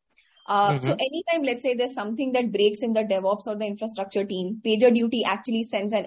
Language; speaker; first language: English; non-native, local second language; Hindi